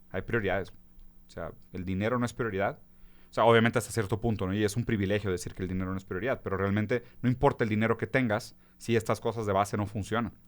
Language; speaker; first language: Spanish; early bilingual, other home language; Portuguese